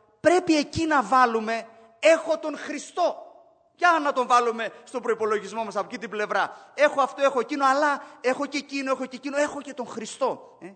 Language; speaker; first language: Greek; native; Greek